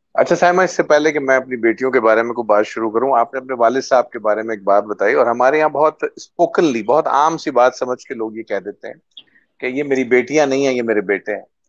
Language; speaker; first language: Urdu; native; Urdu